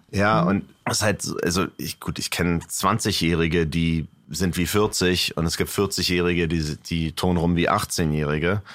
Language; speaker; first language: German; non-native, fluent; English